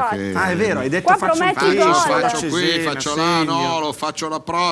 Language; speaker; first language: Italian; native; Italian